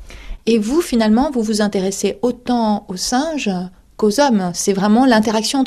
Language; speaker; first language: French; native; French